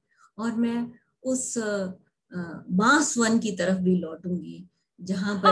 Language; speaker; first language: Hindi; native; Hindi